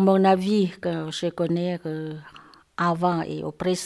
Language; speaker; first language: French; non-native, learner; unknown